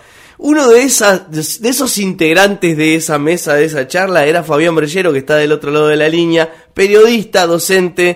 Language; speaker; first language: Spanish; native; Spanish